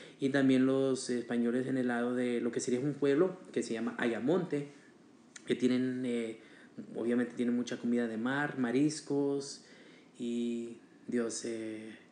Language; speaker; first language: Spanish; early bilingual, heritage; Spanish